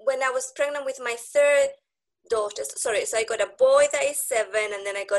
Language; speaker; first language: English; non-native, fluent; Spanish